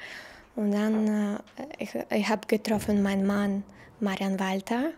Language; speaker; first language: German; non-native, learner; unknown